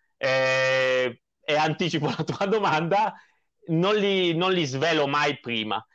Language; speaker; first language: Italian; non-native, fluent; Polish